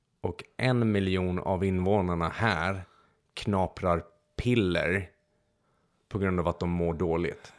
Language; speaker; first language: Swedish; early bilingual, other home language; Hungarian